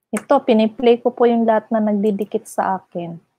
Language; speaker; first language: Filipino; non-native, local second language; Iloko